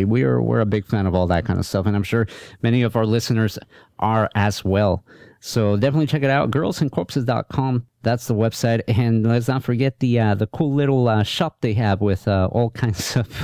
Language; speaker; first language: English; native; English